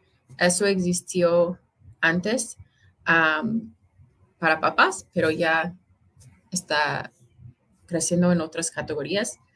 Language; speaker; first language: Spanish; non-native, fluent; English